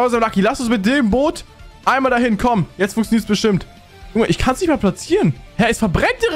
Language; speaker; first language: German; native; German